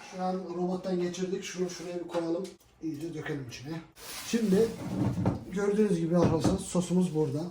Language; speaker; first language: Turkish; native; Turkish